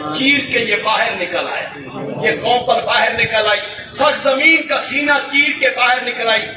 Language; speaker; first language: Urdu; non-native, local second language; Punjabi